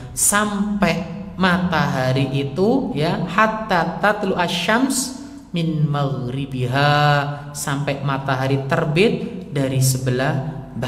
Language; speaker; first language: Indonesian; non-native, local second language; Javanese